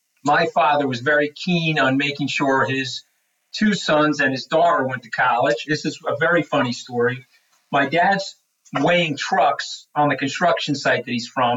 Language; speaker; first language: English; native; English